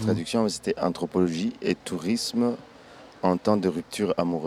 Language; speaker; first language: French; non-native, local second language; Kinyarwanda